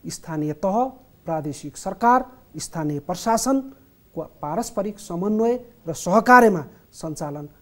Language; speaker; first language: Nepali; native; Nepali